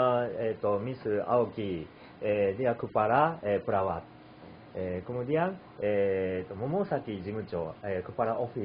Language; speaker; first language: Indonesian; non-native, learner; Japanese